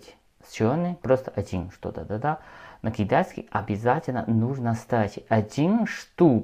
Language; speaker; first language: Russian; non-native, learner; Chinese